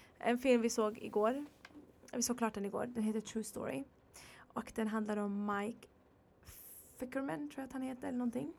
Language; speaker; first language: Swedish; early bilingual, other home language; Arabic